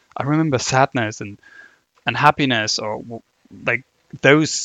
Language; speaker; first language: English; non-native, fluent; German